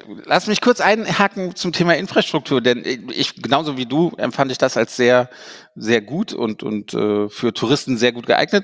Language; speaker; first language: German; native; German